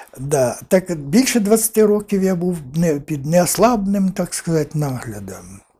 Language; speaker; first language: Ukrainian; native; Ukrainian